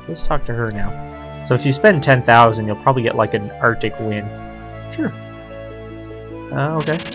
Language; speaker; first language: English; native; English